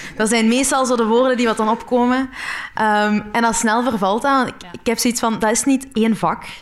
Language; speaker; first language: Dutch; early bilingual, other home language; Arabic